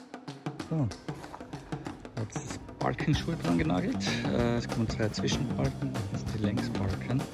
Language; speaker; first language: German; native; German